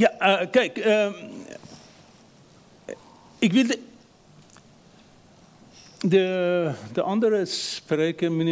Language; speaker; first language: Dutch; non-native, fluent; Persian